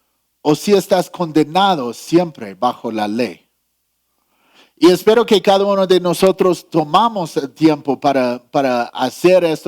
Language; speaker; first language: Spanish; non-native, fluent; English